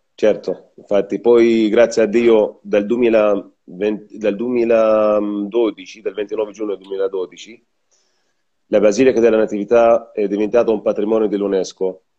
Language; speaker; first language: Italian; non-native, fluent; Arabic